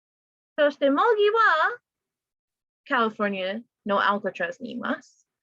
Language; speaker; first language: Japanese; non-native, fluent; English